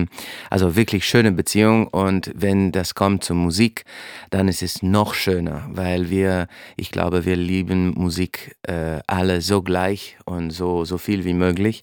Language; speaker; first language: German; non-native, fluent; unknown